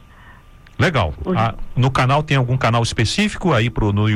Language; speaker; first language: Portuguese; native; Portuguese